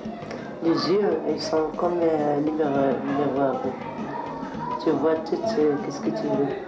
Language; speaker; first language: French; non-native, learner; Arabic